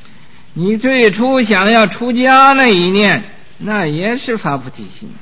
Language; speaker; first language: Chinese; native; Chinese